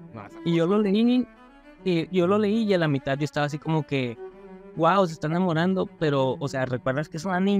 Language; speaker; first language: Spanish; native; Spanish